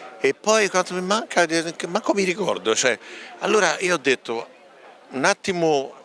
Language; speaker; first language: Italian; native; Italian